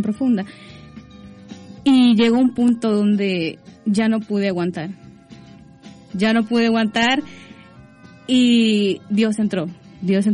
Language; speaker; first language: Spanish; native; Spanish